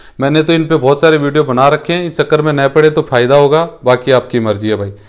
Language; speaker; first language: Hindi; native; Hindi